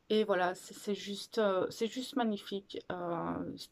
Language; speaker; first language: French; native; French